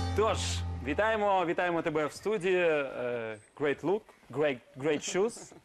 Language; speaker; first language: Ukrainian; native; Ukrainian